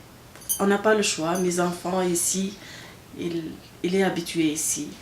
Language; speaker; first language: French; non-native, local second language; Arabic